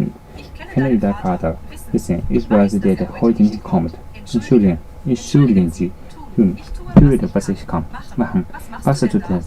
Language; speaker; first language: German; non-native, learner; Japanese